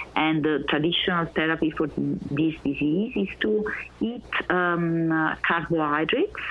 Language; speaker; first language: English; non-native, fluent; Italian